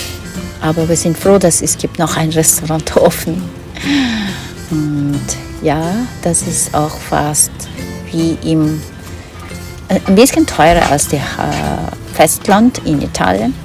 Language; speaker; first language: German; non-native, fluent; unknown